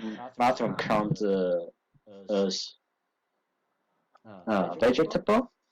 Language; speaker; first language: English; non-native, learner; Chinese